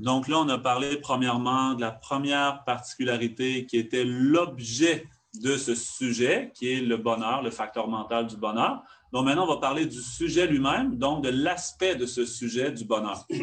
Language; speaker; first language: French; native; French